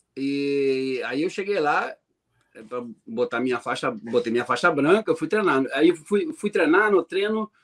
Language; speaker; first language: Portuguese; native; Portuguese